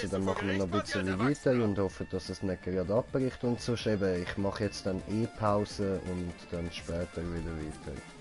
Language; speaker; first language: German; native; German